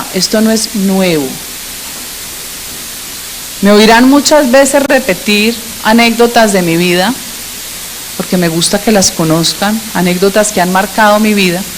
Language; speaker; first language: Spanish; native; Spanish